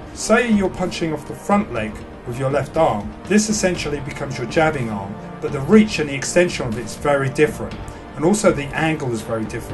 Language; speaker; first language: English; native; English